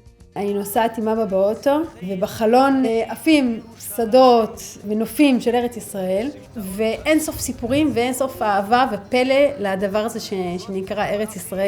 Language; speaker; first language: Hebrew; early bilingual, other home language; English